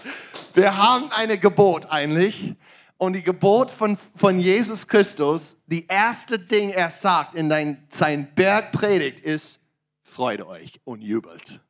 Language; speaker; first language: German; non-native, learner; English